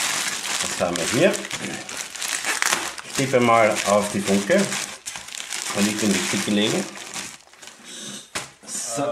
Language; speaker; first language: German; native; German